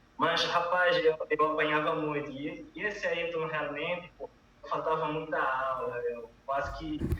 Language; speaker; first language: Portuguese; non-native, local second language; Kabuverdianu